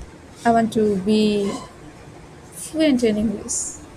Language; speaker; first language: English; non-native, learner; Bhojpuri